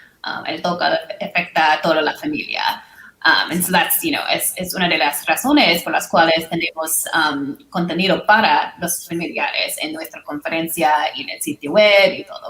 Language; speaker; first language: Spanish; non-native, learner; English